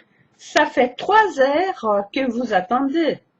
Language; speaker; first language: French; non-native, fluent; Portuguese